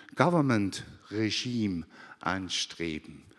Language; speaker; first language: German; native; German